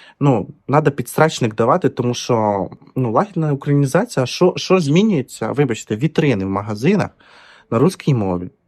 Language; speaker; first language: Ukrainian; non-native, local second language; Russian